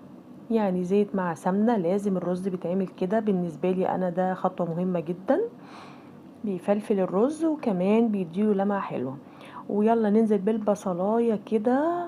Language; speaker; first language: Arabic; native; Arabic